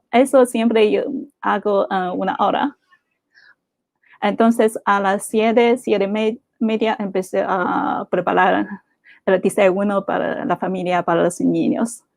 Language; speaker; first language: Spanish; non-native, fluent; Chinese